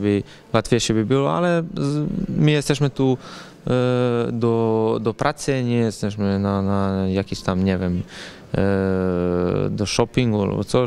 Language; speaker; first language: Polish; non-native, learner; Serbian